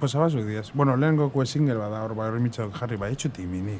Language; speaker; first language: Basque; native; Basque